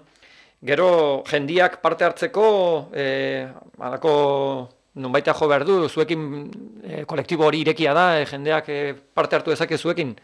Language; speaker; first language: Basque; native; Basque